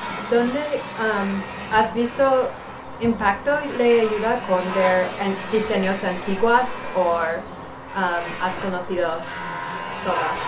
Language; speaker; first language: Spanish; non-native, learner; English